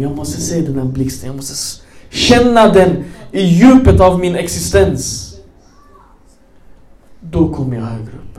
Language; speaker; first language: Swedish; early bilingual, other home language; Arabic